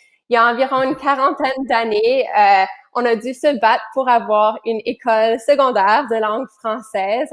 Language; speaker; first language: French; native; French